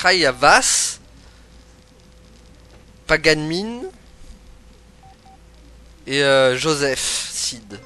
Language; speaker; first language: French; native; French